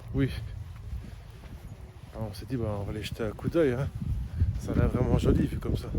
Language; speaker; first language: French; native; French